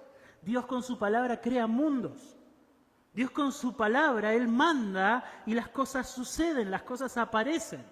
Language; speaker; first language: Spanish; native; Spanish